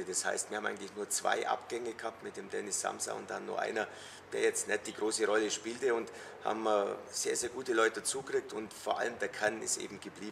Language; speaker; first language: German; native; German